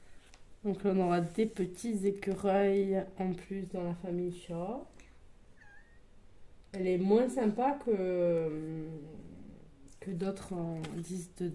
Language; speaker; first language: French; native; French